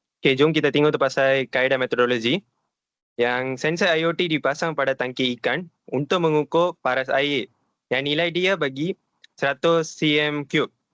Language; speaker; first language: Malay; non-native, local second language; Tamil